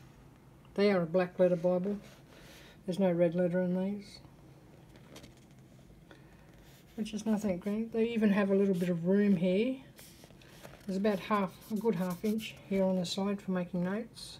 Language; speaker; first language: English; native; English